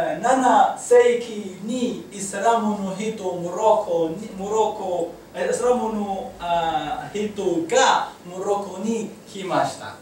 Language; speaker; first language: Japanese; non-native, learner; Arabic